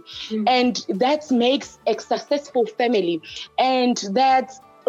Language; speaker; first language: English; non-native, local second language; Zulu